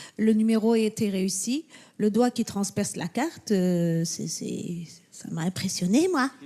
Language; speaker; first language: French; native; French